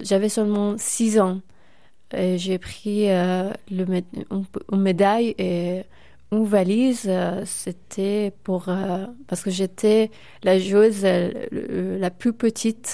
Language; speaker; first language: French; non-native, fluent; Persian